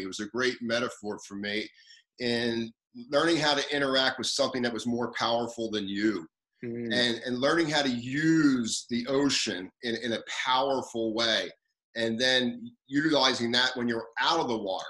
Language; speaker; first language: English; native; English